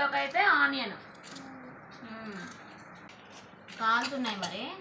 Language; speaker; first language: Telugu; native; Telugu